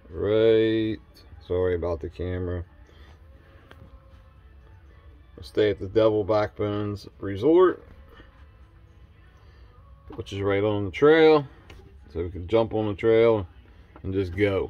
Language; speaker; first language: English; native; English